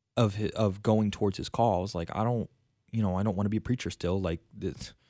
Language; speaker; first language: English; native; English